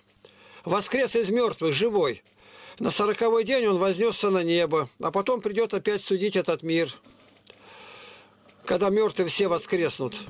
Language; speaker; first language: Russian; native; Russian